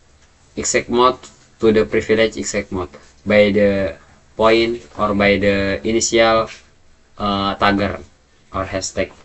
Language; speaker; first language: English; non-native, learner; Indonesian